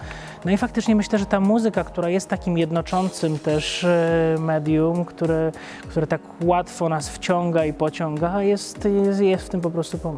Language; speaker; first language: Polish; native; Polish